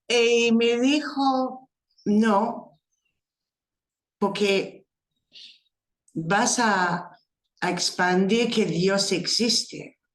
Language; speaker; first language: Spanish; non-native, fluent; English